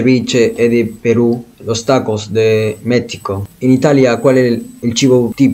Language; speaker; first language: Italian; non-native, learner; Spanish